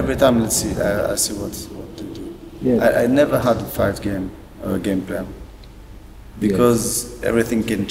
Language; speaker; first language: English; non-native, learner; French